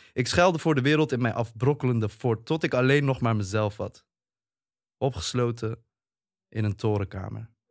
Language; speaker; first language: Dutch; early bilingual, other home language; Turkish